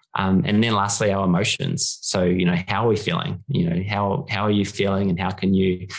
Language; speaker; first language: English; native; English